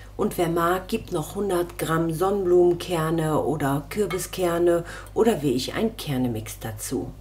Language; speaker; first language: German; native; German